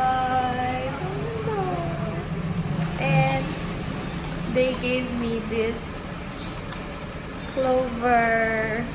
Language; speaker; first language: English; non-native, local second language; Filipino